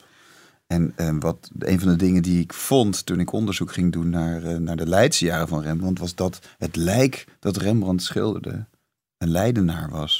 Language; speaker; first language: Dutch; native; Dutch